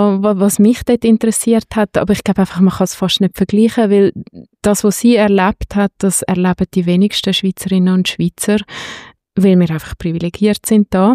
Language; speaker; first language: German; native; German